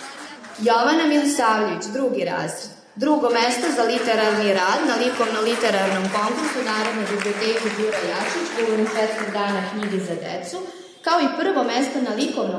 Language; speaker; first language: Serbian; native; Serbian